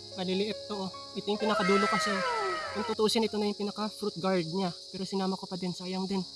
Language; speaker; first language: Filipino; non-native, local second language; Cebuano